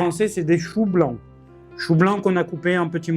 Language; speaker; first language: French; native; French